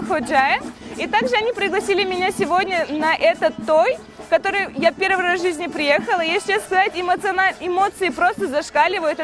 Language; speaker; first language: Russian; non-native, fluent; Turkish